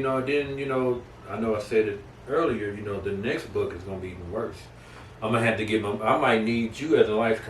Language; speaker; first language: English; native; English